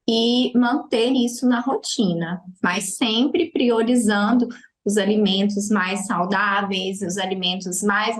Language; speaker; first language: Portuguese; native; Portuguese